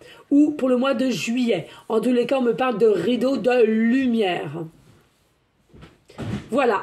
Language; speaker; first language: French; native; French